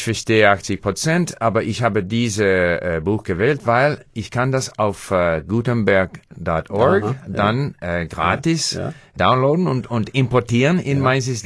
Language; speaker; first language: German; non-native, learner; English